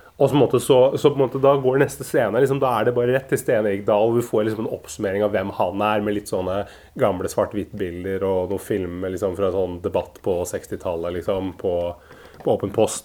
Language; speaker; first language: Norwegian; native; Norwegian